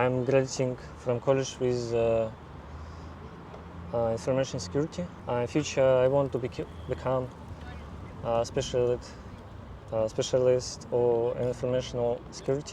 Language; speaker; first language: English; non-native, learner; Russian